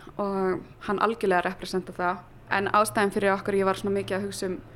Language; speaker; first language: Icelandic; early bilingual, heritage; German